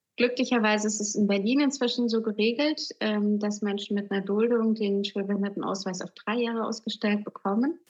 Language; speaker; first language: German; native; German